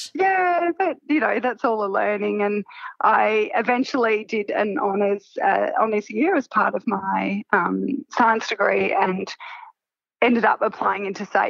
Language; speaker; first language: English; native; English